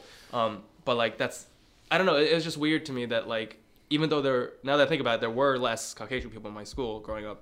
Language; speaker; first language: English; early bilingual, other home language; Chinese